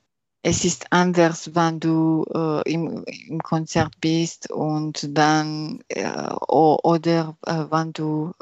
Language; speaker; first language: German; non-native, learner; French